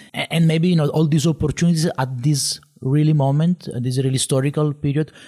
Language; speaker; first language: English; non-native, fluent; Italian